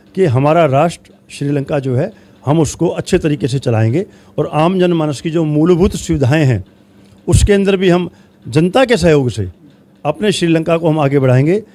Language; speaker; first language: Hindi; native; Hindi